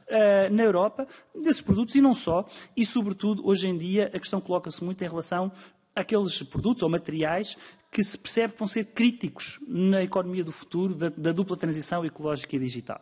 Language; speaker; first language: Portuguese; native; Portuguese